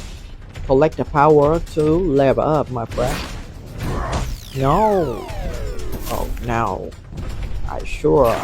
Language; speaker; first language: English; non-native, learner; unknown